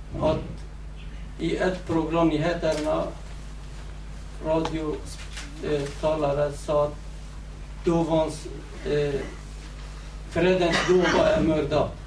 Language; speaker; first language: Swedish; non-native, fluent; Central Kurdish